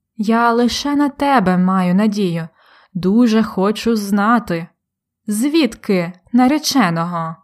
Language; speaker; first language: Ukrainian; native; Ukrainian